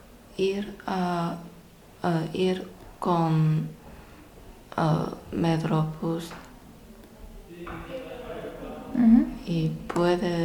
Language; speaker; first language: Spanish; non-native, learner; Chinese